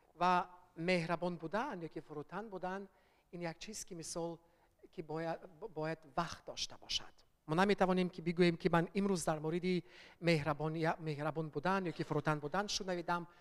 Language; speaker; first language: Persian; early bilingual, heritage; Persian